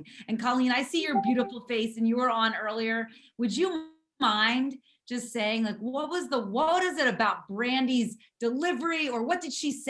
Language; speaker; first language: English; native; English